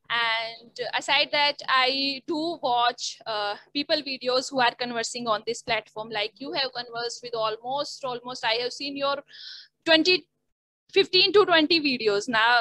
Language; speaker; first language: English; non-native, learner; Hindi